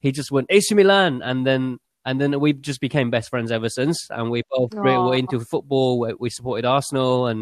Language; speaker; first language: English; early bilingual, other home language; Chinese